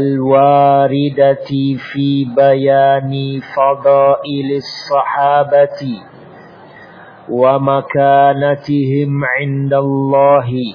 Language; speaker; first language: Arabic; non-native, fluent; Indonesian